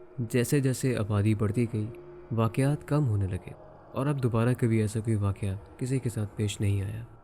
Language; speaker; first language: Urdu; native; Urdu